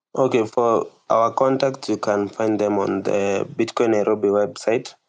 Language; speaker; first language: English; non-native, local second language; Kikuyu